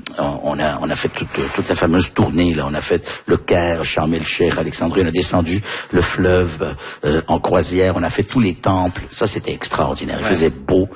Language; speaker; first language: French; early bilingual, heritage; French